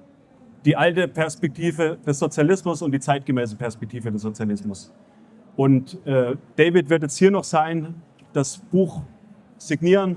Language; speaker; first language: German; native; German